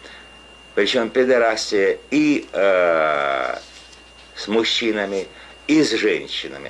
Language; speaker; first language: Russian; native; Russian